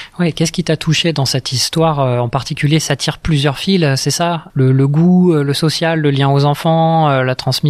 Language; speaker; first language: French; native; French